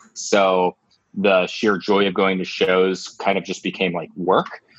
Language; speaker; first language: English; native; English